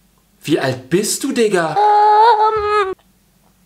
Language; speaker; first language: German; native; German